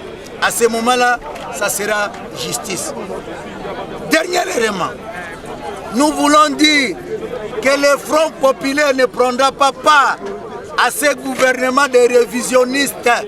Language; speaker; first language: French; non-native, local second language; Lingala